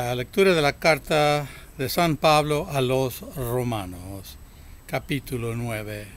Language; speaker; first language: Spanish; early bilingual, heritage; Spanish